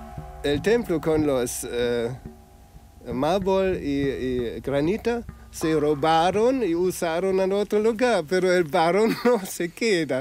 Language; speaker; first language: Spanish; non-native, fluent; German